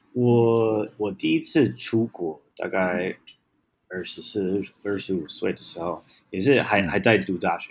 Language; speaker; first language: Chinese; non-native, fluent; English